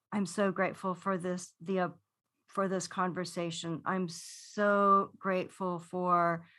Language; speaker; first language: English; native; English